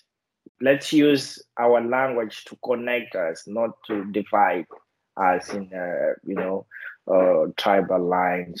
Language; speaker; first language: English; non-native, fluent; Portuguese